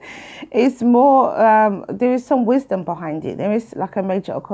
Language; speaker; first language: English; native; English